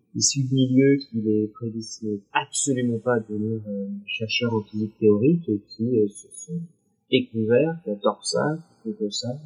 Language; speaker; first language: French; native; French